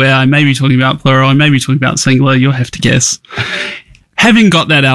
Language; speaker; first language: English; native; English